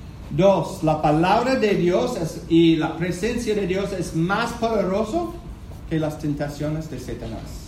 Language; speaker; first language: Spanish; non-native, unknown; English